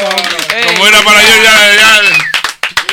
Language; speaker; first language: Spanish; native; Spanish